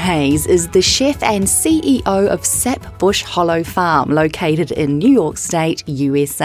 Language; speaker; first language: English; native; English